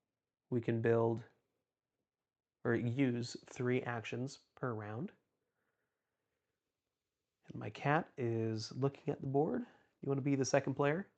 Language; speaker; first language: English; native; English